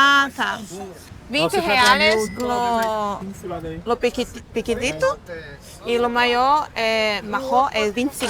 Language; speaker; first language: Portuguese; non-native, fluent; Spanish